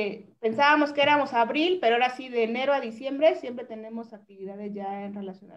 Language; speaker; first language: Spanish; native; Spanish